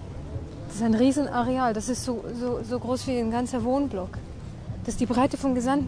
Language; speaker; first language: German; native; German